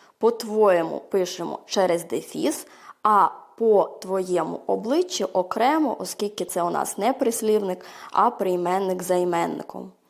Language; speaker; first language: Ukrainian; early bilingual, heritage; Ukrainian